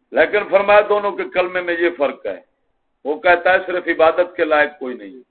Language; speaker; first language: Urdu; native; Urdu